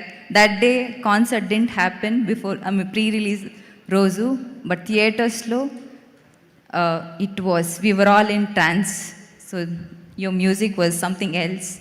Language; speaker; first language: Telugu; non-native, local second language; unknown